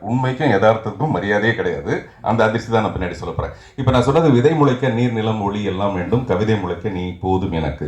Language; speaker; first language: Tamil; native; Tamil